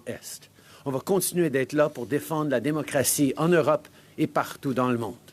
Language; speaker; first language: French; native; French